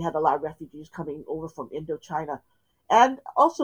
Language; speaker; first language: English; native; English